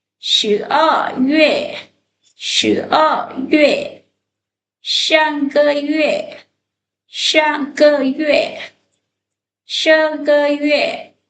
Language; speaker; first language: Chinese; non-native, fluent; Lao